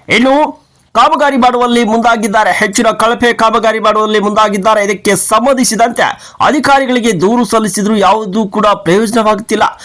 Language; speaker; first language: Kannada; non-native, local second language; Lambadi